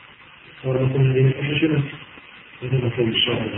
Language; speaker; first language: Arabic; native; Arabic